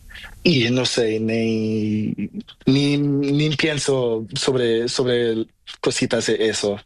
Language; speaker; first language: Spanish; non-native, learner; Portuguese